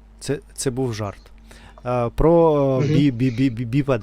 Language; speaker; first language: Ukrainian; non-native, learner; Russian